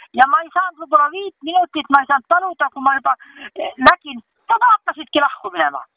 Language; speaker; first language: Estonian; non-native, local second language; Russian